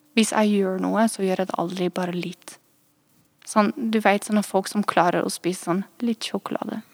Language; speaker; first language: Norwegian; non-native, fluent; Dutch